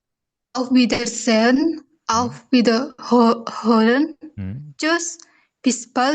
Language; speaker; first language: German; non-native, learner; Indonesian